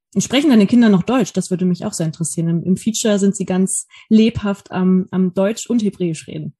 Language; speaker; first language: German; native; German